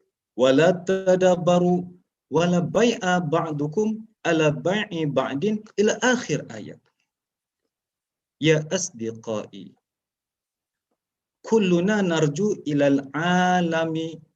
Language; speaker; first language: Arabic; non-native, learner; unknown